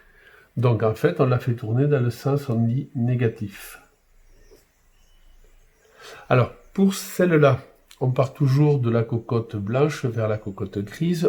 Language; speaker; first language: French; native; French